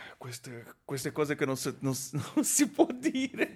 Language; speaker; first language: Italian; non-native, fluent; Portuguese